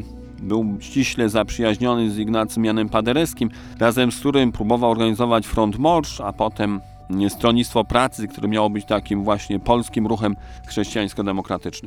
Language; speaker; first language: Polish; native; Polish